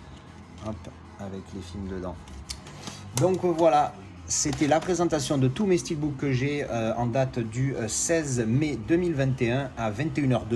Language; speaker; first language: French; native; French